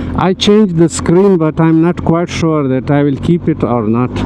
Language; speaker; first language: English; non-native, learner; Persian